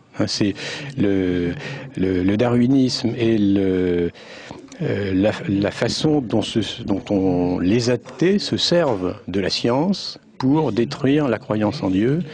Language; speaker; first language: French; native; French